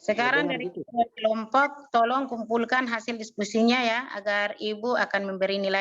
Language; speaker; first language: Indonesian; native; Indonesian